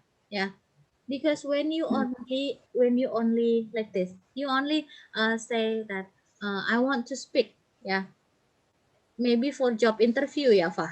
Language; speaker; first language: English; non-native, fluent; Indonesian